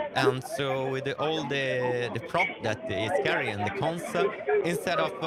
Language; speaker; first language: English; non-native, fluent; Italian